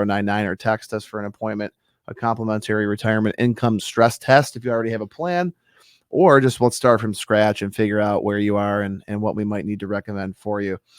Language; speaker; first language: English; native; English